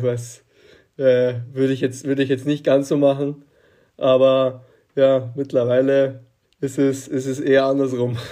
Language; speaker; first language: German; native; German